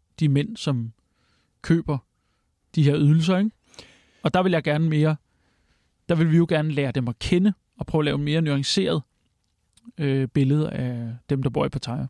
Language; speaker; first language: Danish; native; Danish